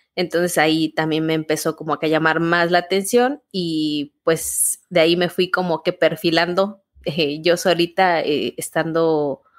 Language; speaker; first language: Spanish; native; Spanish